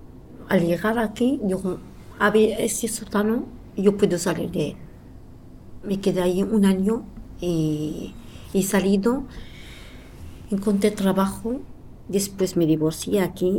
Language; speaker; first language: Spanish; non-native, fluent; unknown